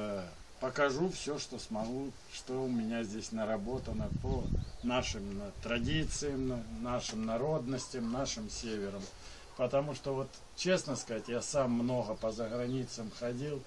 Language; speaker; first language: Russian; native; Russian